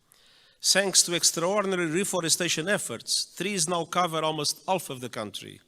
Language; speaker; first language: English; non-native, fluent; Portuguese